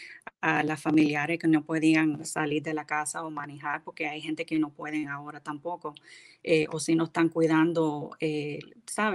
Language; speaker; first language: Spanish; early bilingual, heritage; English